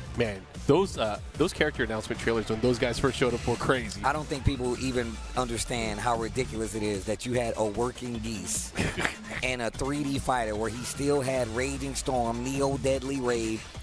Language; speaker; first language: English; native; English